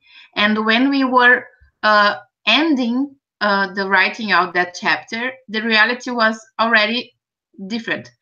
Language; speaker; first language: English; non-native, fluent; Portuguese